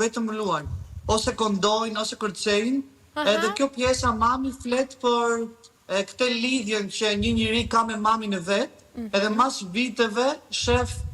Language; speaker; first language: Albanian; early bilingual, heritage; Albanian